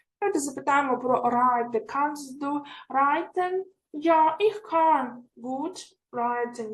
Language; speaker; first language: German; non-native, fluent; Ukrainian